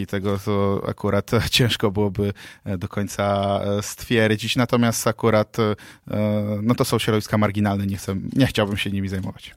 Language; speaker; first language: Polish; native; Polish